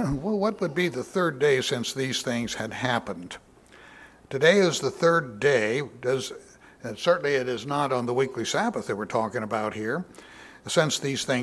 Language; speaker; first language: English; native; English